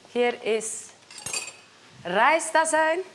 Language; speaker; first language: Dutch; non-native, fluent; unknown